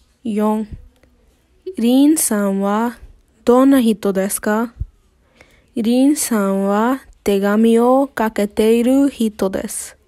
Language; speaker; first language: Japanese; non-native, learner; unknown